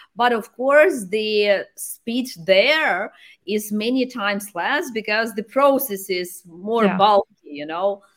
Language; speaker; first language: English; non-native, fluent; Ukrainian